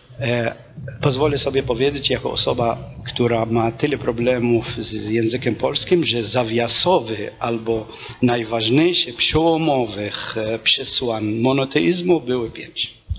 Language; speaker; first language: Polish; non-native, fluent; Arabic